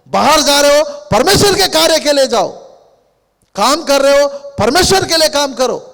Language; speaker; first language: Hindi; non-native, local second language; Telugu